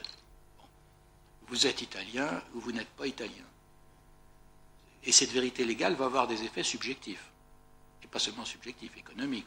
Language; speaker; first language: French; native; French